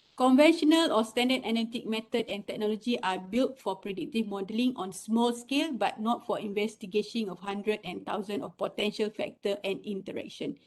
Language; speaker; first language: English; non-native, local second language; Malay